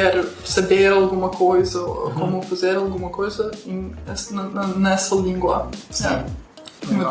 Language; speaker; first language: Portuguese; non-native, fluent; Russian